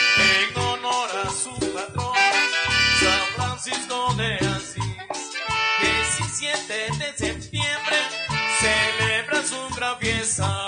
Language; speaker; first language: Spanish; native; Spanish